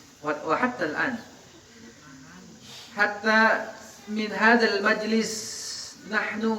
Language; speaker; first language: Arabic; non-native, fluent; Indonesian